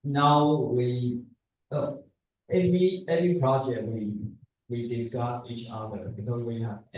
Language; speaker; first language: English; non-native, learner; Chinese